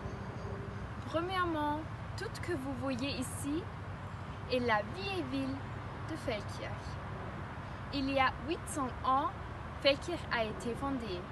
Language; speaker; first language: French; non-native, learner; German